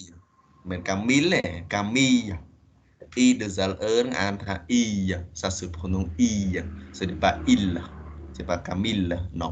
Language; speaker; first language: French; non-native, fluent; Khmer